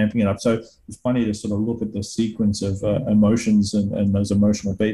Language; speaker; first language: English; native; English